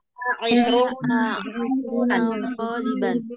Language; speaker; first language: Arabic; non-native, learner; Indonesian